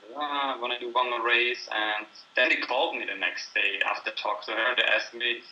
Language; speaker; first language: English; non-native, fluent; German